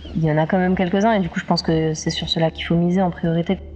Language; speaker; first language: French; native; French